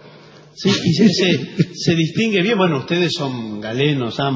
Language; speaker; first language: Spanish; native; Spanish